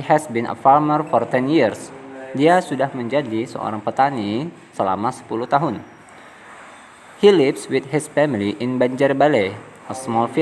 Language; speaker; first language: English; non-native, fluent; Indonesian